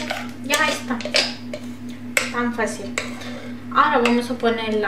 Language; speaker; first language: Spanish; non-native, learner; Turkish